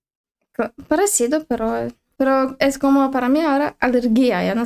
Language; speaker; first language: Spanish; non-native, learner; Ukrainian